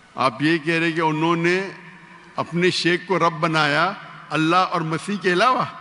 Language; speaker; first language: Urdu; non-native, local second language; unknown